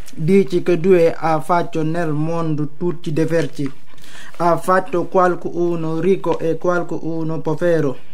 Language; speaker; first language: Italian; non-native, fluent; Wolof